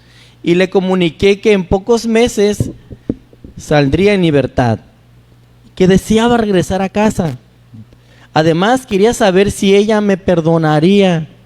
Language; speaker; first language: Spanish; native; Spanish